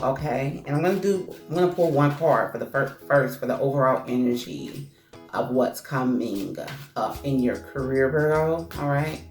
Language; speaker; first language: English; native; English